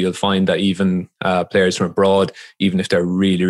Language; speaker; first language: English; native; English